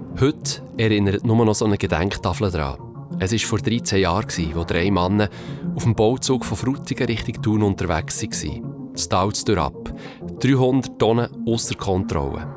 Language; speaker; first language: German; native; German